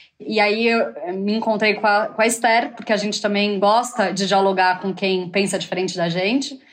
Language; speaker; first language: Portuguese; native; Portuguese